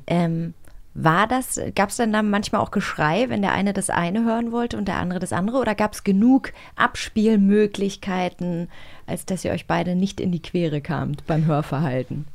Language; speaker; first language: German; native; German